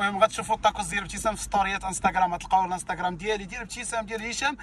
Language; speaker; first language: Arabic; native; Arabic